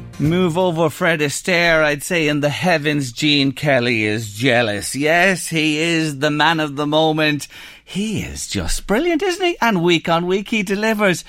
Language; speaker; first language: English; native; English